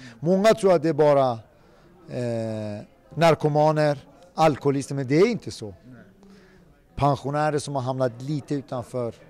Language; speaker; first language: Swedish; early bilingual, other home language; Persian